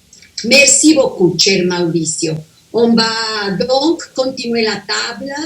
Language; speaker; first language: French; non-native, fluent; Spanish